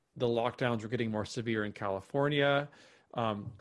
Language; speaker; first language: English; native; English